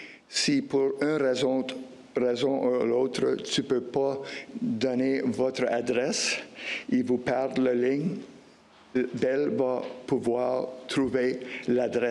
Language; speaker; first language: French; non-native, local second language; English